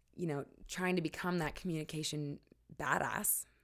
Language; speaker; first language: English; native; English